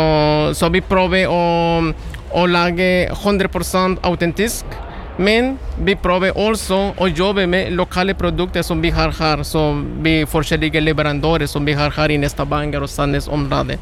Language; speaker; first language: Norwegian; non-native, learner; Spanish